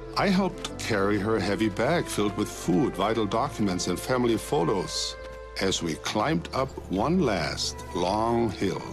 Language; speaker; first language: English; early bilingual, other home language; German